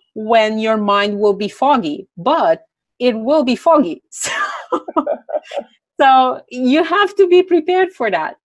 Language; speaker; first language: English; non-native, fluent; Romanian